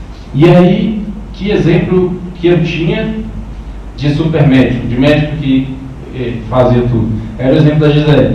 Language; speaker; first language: Portuguese; native; Portuguese